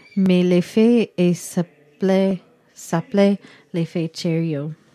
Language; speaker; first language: French; non-native, learner; English